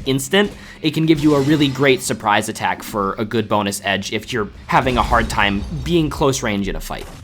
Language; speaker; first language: English; native; English